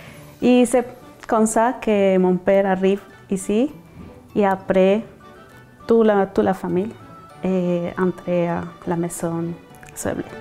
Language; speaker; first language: French; non-native, learner; Spanish